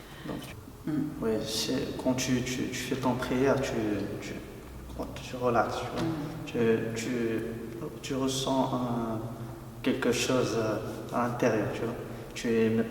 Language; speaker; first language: French; non-native, local second language; Arabic